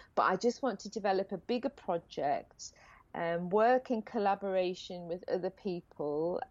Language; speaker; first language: English; native; English